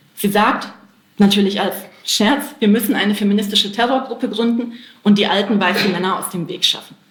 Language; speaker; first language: German; native; German